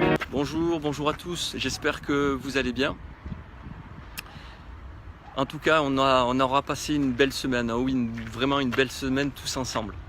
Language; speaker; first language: French; native; French